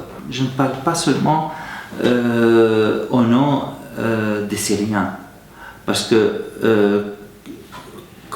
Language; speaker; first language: French; non-native, fluent; Arabic